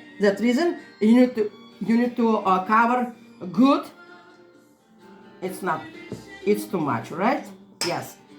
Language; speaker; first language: English; non-native, learner; Russian